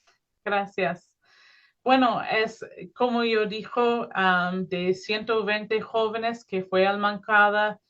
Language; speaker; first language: Spanish; non-native, fluent; English